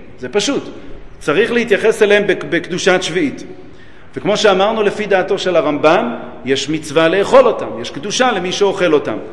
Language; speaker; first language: Hebrew; native; Hebrew